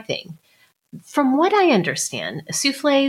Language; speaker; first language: English; native; English